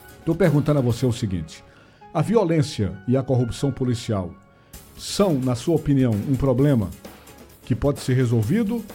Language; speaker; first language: Portuguese; native; Portuguese